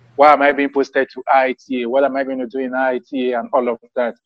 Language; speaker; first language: English; non-native, local second language; Yoruba